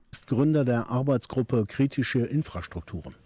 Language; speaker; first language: German; native; German